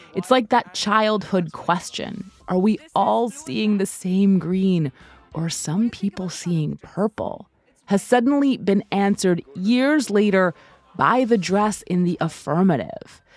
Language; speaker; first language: English; non-native, fluent; German